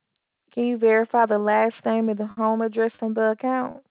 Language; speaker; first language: English; native; English